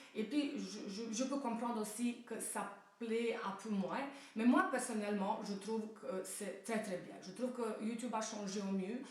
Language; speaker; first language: French; non-native, fluent; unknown